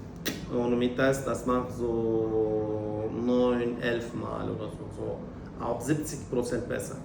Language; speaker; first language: German; non-native, learner; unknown